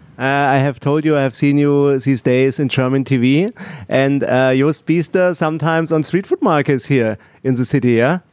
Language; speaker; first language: English; non-native, learner; German